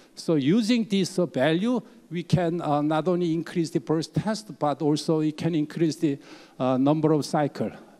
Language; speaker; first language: English; non-native, fluent; Korean